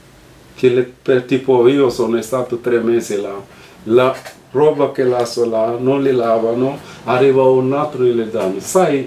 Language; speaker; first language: Italian; non-native, fluent; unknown